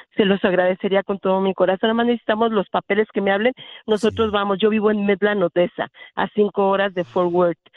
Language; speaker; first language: Spanish; native; Spanish